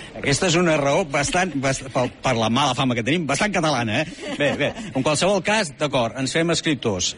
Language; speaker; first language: Catalan; native; Catalan